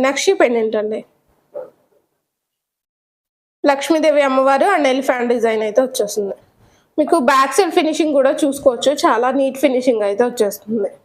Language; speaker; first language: Telugu; native; Telugu